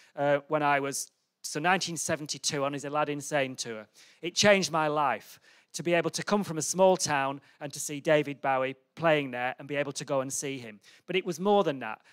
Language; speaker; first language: English; native; English